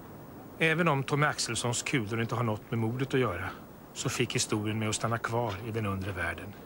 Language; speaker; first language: Swedish; native; Swedish